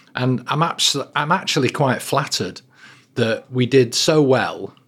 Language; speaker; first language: English; native; English